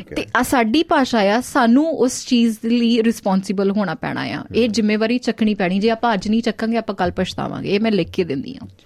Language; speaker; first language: Punjabi; early bilingual, heritage; Punjabi